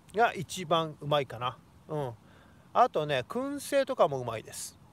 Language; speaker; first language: Japanese; native; Japanese